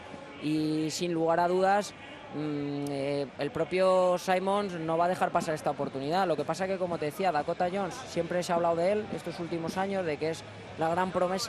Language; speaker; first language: Spanish; native; Spanish